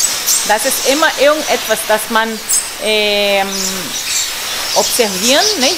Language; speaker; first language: German; non-native, learner; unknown